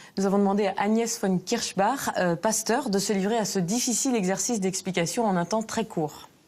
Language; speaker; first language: French; native; French